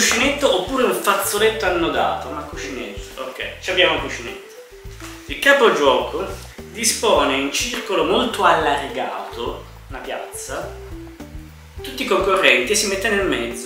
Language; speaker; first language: Italian; native; Italian